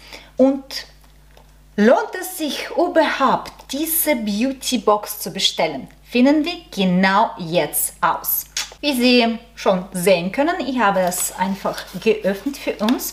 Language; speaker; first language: German; non-native, learner; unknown